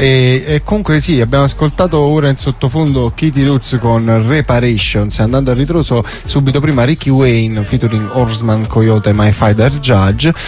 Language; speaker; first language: Italian; native; Italian